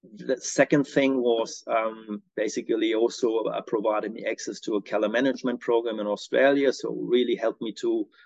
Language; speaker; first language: English; non-native, fluent; German